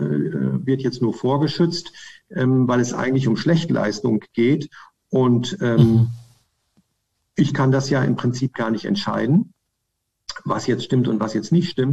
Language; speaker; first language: German; native; German